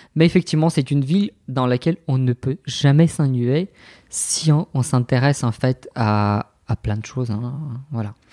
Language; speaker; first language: French; non-native, fluent; Bulgarian